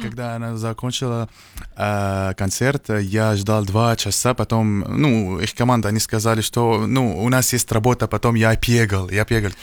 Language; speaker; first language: Russian; non-native, learner; Arabic